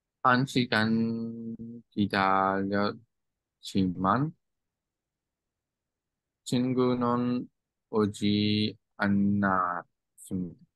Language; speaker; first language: Korean; non-native, learner; Burmese